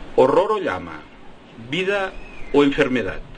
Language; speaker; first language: Spanish; non-native, local second language; Catalan